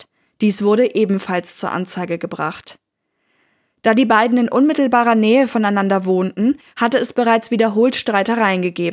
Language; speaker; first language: German; native; German